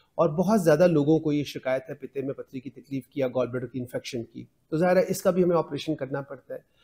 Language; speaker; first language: Urdu; non-native, local second language; Punjabi